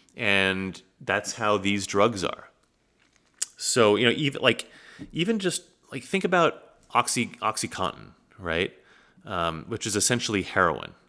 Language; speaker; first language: English; native; English